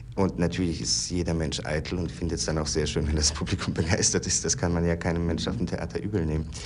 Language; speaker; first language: German; non-native, fluent; Polish